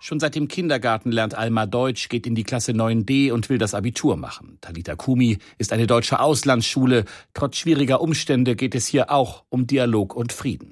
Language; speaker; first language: German; native; German